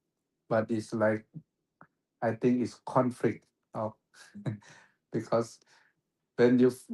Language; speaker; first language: English; non-native, fluent; Thai